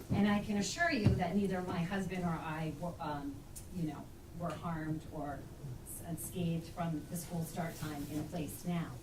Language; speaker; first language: English; native; English